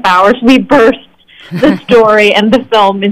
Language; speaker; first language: English; non-native, local second language; Filipino